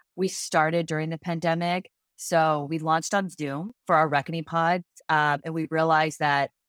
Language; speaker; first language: English; native; English